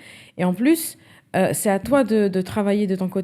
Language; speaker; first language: French; native; French